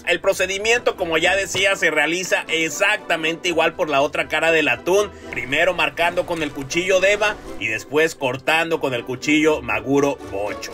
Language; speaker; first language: Spanish; native; Spanish